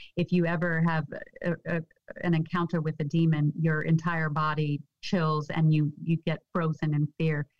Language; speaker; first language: English; native; English